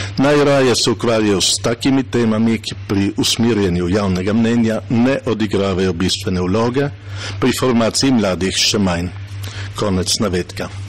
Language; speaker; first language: Slovenian; native; Slovenian